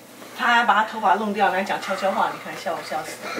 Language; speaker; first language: Chinese; native; Chinese